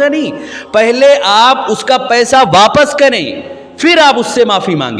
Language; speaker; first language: Urdu; native; Urdu